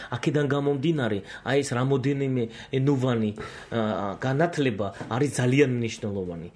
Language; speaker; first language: Georgian; non-native, local second language; Azerbaijani